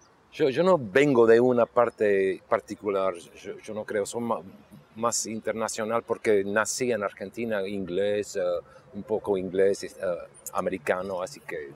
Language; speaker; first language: Spanish; non-native, local second language; English